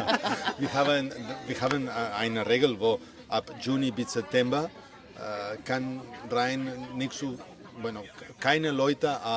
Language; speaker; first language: German; non-native, learner; Spanish